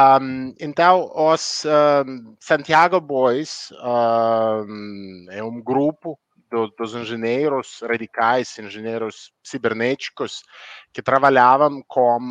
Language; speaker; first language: Portuguese; non-native, learner; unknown